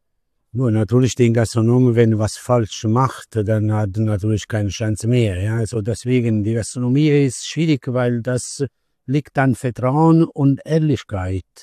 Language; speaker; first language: German; non-native, learner; Italian